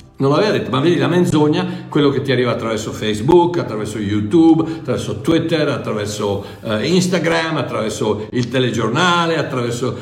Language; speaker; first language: Italian; non-native, fluent; English